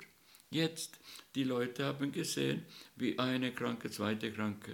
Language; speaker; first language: German; non-native, learner; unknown